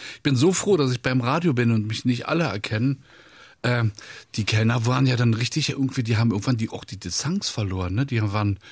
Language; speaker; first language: German; native; German